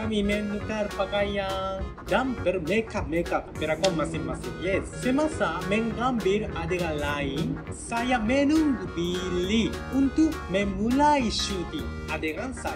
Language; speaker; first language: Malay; non-native, learner; Japanese